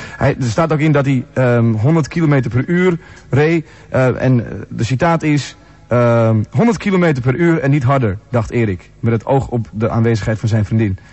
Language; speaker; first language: Dutch; native; Dutch